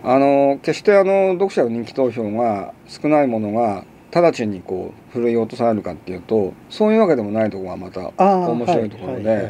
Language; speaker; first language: Japanese; native; Japanese